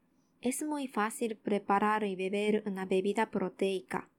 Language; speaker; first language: Spanish; non-native, learner; Japanese